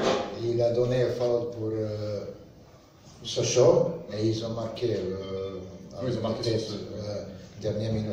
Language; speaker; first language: French; non-native, learner; Serbian